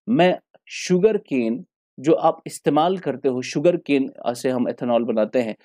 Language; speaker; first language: Hindi; non-native, local second language; Kashmiri